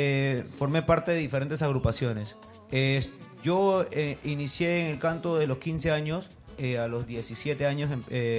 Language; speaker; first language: Spanish; native; Spanish